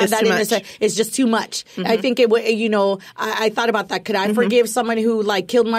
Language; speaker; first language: English; native; English